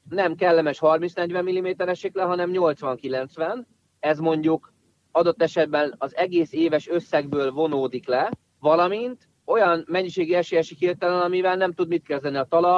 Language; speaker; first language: Hungarian; native; Hungarian